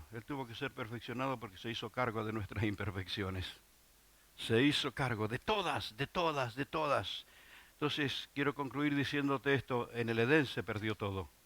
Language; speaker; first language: Spanish; native; Spanish